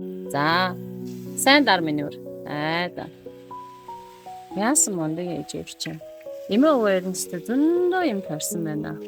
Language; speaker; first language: Mongolian; native; Mongolian